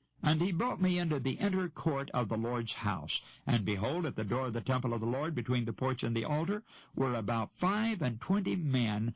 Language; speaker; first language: English; native; English